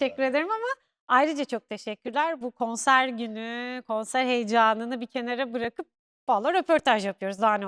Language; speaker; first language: Turkish; native; Turkish